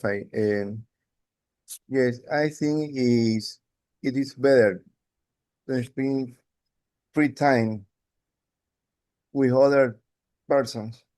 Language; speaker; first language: English; non-native, learner; Spanish